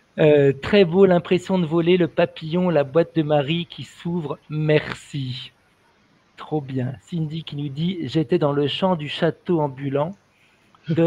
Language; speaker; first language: French; native; French